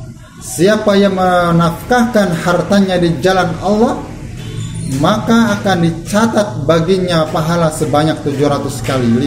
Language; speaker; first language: Indonesian; native; Indonesian